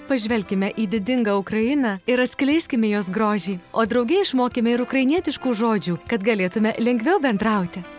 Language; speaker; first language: Lithuanian; native; Lithuanian